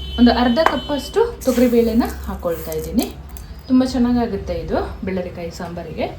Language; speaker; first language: Kannada; non-native, local second language; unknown